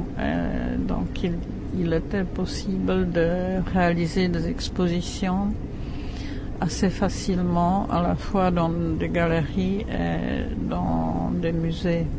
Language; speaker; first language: French; non-native, fluent; Czech